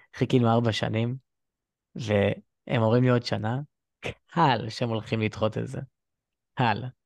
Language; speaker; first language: Hebrew; native; Hebrew